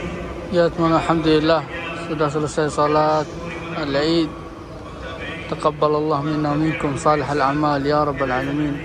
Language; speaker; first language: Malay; early bilingual, heritage; Malay